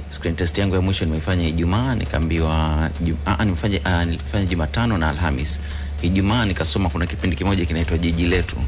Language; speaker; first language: Swahili; native; Swahili